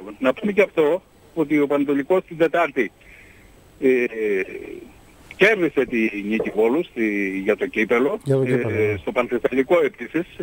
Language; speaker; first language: Greek; native; Greek